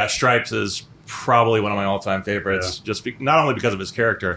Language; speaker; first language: English; native; English